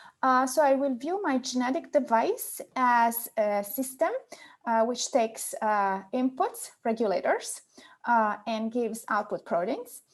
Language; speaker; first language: English; non-native, fluent; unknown